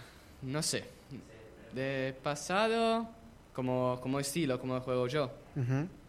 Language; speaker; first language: Spanish; non-native, learner; Italian